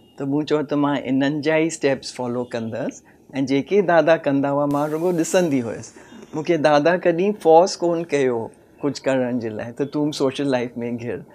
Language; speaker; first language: Sindhi; native; Sindhi